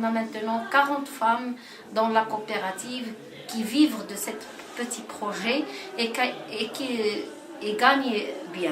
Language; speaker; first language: French; non-native, local second language; Arabic